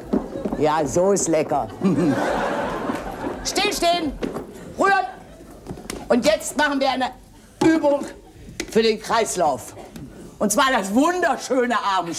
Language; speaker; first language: German; native; German